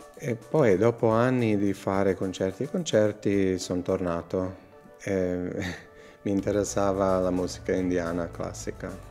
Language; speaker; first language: Italian; non-native, fluent; English